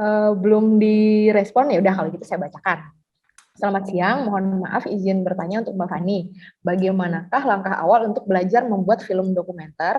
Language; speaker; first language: Indonesian; native; Indonesian